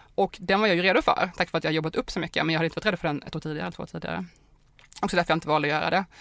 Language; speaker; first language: Swedish; native; Swedish